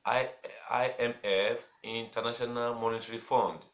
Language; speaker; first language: English; non-native, local second language; Yoruba